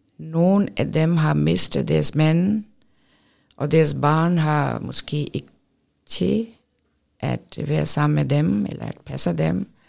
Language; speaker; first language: Danish; non-native, fluent; Urdu